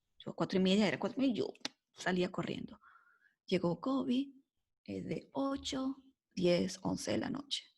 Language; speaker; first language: Spanish; native; Spanish